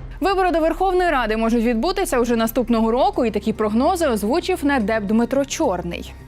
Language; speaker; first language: Ukrainian; native; Ukrainian